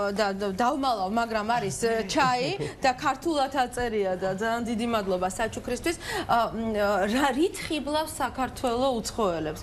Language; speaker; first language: Georgian; native; Georgian